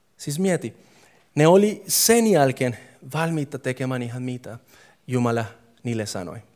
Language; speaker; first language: Finnish; non-native, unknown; English